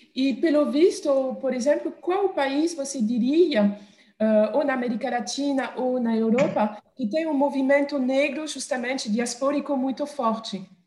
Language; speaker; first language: Portuguese; non-native, fluent; French